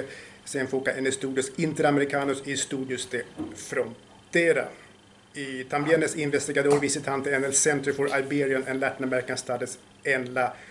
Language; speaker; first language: Spanish; non-native, fluent; Swedish